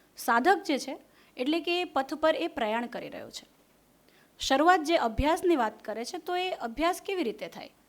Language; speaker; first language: Gujarati; non-native, local second language; Hindi